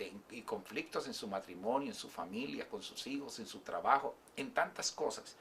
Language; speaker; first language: Spanish; native; Spanish